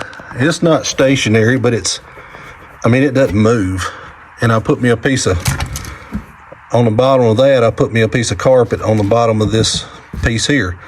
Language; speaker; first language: English; native; English